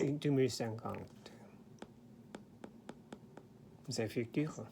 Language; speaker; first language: French; non-native, learner; Korean